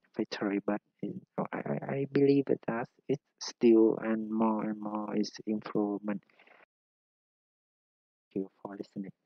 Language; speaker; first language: English; non-native, learner; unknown